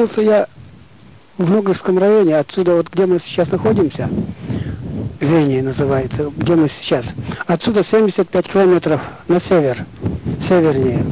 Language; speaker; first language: Russian; non-native, local second language; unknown